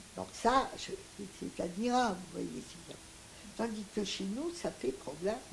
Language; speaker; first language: French; non-native, local second language; Greek